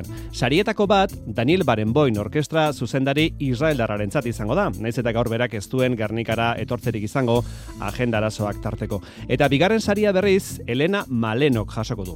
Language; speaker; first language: Basque; native; Basque